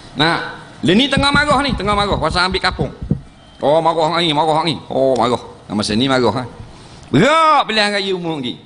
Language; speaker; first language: Malay; native; Malay